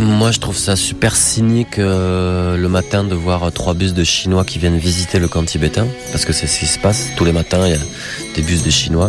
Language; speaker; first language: French; native; French